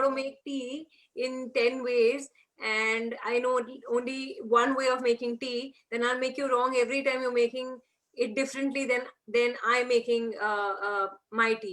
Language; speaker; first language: English; non-native, local second language; Hindi